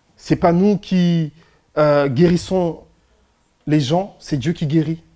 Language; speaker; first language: French; early bilingual, other home language; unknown